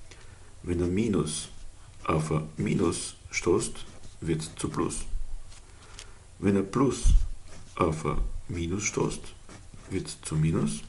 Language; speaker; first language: German; native; German